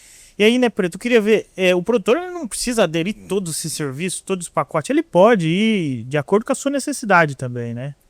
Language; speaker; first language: Portuguese; native; Portuguese